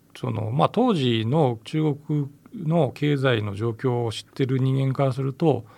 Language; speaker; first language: Japanese; native; Japanese